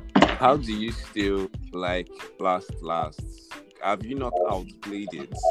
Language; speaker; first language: English; non-native, local second language; Yoruba